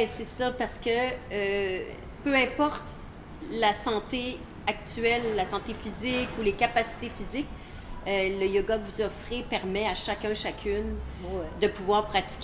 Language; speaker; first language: French; native; French